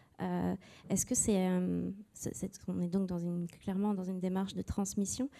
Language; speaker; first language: French; native; French